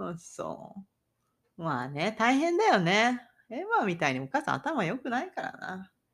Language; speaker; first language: Japanese; native; Japanese